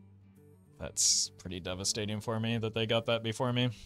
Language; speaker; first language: English; native; English